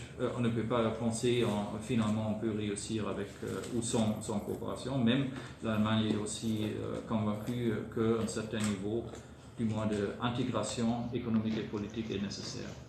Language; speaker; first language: French; non-native, fluent; German